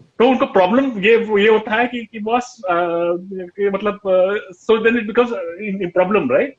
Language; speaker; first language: Hindi; non-native, local second language; Tamil